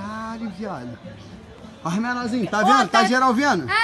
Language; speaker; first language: Portuguese; native; Portuguese